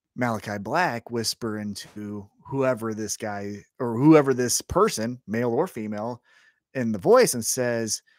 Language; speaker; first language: English; native; English